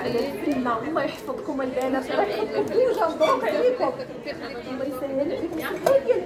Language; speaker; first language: Arabic; native; Arabic